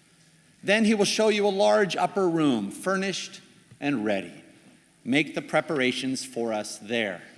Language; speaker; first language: English; native; English